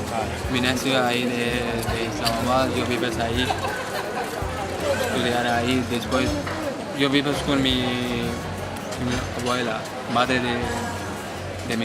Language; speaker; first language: Spanish; non-native, learner; Punjabi